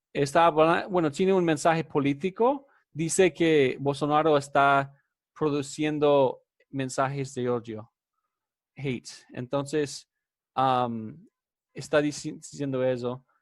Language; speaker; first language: Spanish; non-native, fluent; English